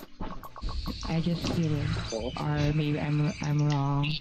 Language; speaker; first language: English; non-native, local second language; Filipino